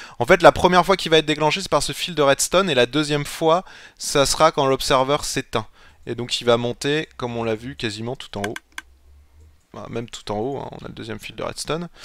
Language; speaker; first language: French; native; French